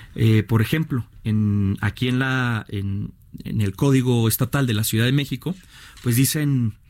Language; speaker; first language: Spanish; native; Spanish